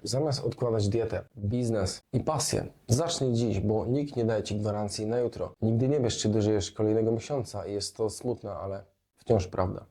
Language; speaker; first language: Polish; native; Polish